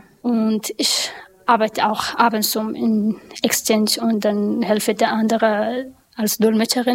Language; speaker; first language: German; non-native, learner; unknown